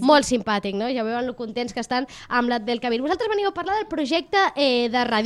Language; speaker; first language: Catalan; native; Catalan